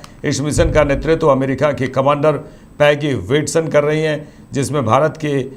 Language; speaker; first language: Hindi; native; Hindi